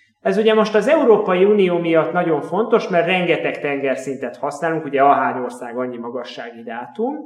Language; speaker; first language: Hungarian; native; Hungarian